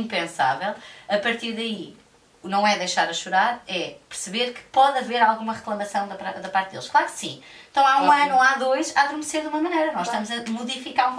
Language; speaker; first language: Portuguese; native; Portuguese